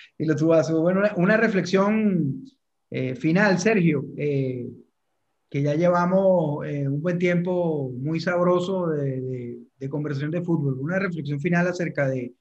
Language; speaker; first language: Spanish; native; Spanish